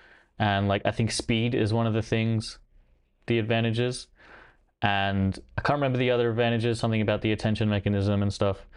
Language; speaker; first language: English; native; English